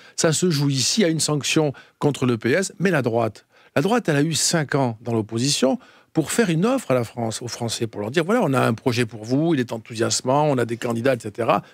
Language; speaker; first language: French; native; French